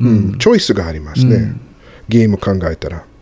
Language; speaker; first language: Japanese; non-native, fluent; English